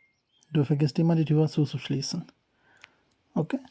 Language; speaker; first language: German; non-native, learner; Urdu